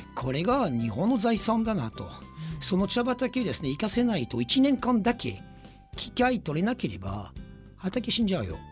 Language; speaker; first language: Japanese; non-native, fluent; French